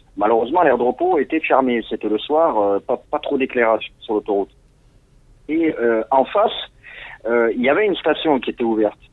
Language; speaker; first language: French; non-native, local second language; Arabic